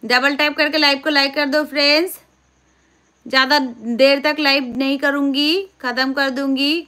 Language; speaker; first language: Hindi; non-native, local second language; Bangla